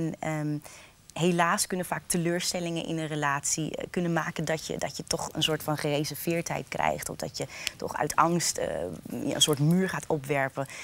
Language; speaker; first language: Dutch; native; Dutch